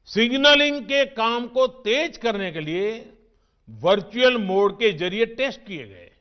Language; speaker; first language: Hindi; non-native, local second language; Gujarati